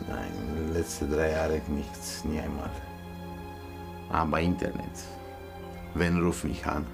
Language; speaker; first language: German; non-native, learner; Romanian